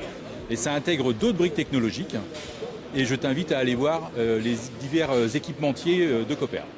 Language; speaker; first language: French; native; French